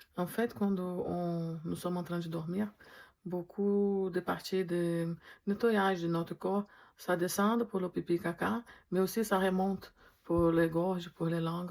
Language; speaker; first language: French; non-native, fluent; Portuguese